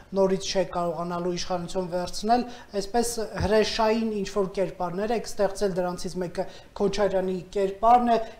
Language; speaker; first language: Armenian; native; Armenian